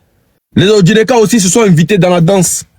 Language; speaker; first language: French; native; French